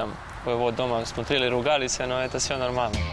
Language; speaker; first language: Russian; non-native, learner; Serbian